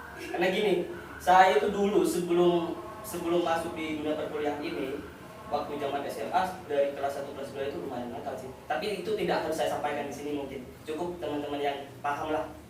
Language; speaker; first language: Indonesian; non-native, local second language; Madurese